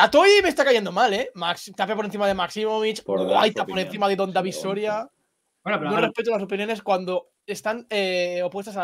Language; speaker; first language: Spanish; native; Spanish